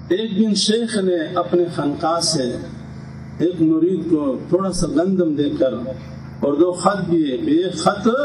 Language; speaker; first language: Urdu; non-native, local second language; Pashto